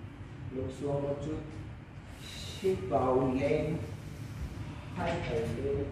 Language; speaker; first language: Vietnamese; non-native, learner; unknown